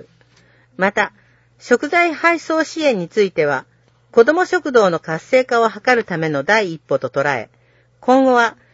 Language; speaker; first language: Japanese; native; Japanese